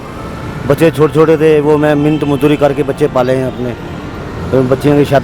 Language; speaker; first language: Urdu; non-native, local second language; Punjabi